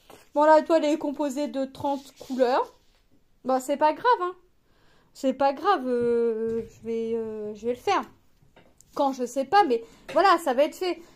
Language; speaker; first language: French; native; French